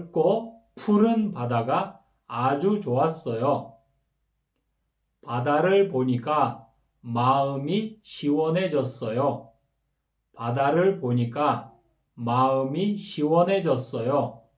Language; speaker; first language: Korean; non-native, fluent; Kyrgyz